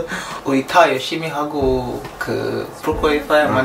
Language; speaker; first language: Korean; non-native, learner; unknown